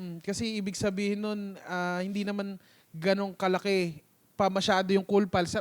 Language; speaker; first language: Filipino; native; Filipino